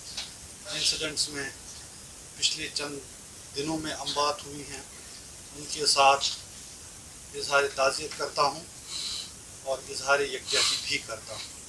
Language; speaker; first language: Hindi; non-native, local second language; Kashmiri